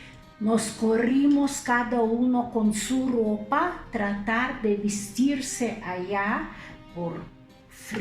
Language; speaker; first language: Spanish; non-native, fluent; Lithuanian